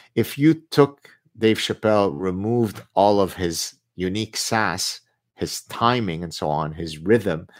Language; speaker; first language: English; early bilingual, other home language; Arabic